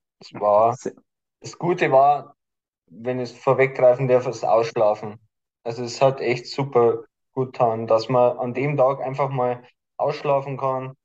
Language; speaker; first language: German; native; German